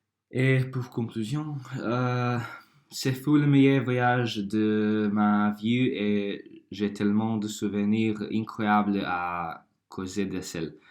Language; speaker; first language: French; non-native, learner; Croatian